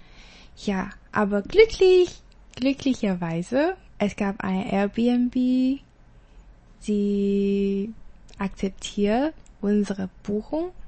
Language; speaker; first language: German; non-native, learner; Chinese